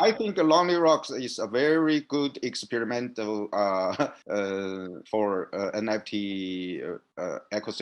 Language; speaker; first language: English; non-native, learner; Chinese